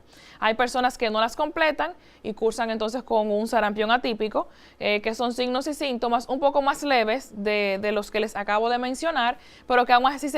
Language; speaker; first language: Spanish; native; Spanish